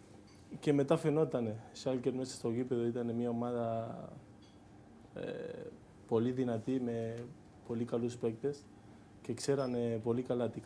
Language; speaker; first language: Greek; non-native, fluent; Spanish